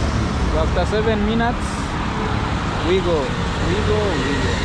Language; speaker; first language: English; non-native, fluent; Rundi